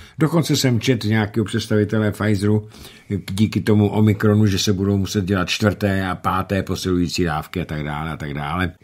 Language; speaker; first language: Czech; native; Czech